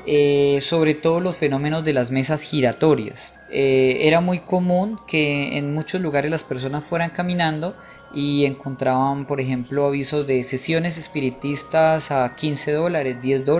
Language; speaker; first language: Spanish; native; Spanish